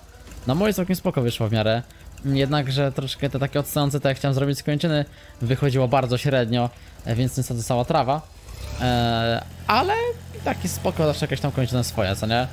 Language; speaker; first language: Polish; native; Polish